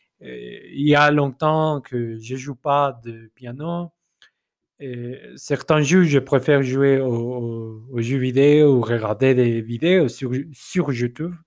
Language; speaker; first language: French; non-native, fluent; Spanish